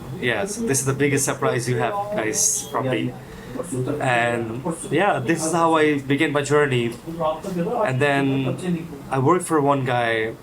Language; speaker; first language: English; non-native, fluent; Hindi